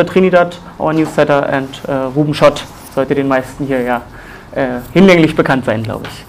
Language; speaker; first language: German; native; German